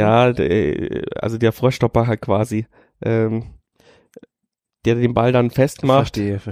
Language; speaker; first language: German; native; German